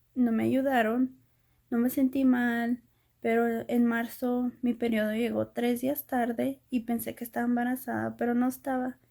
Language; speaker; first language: Spanish; early bilingual, heritage; Spanish